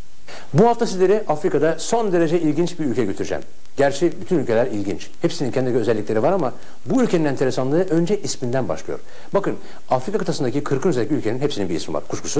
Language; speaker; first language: Turkish; native; Turkish